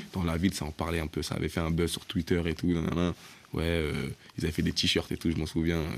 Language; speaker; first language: French; native; French